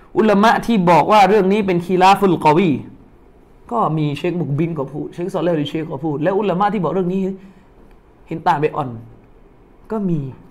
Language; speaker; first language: Thai; native; Thai